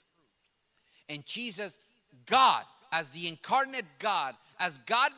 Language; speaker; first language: English; early bilingual, other home language; Spanish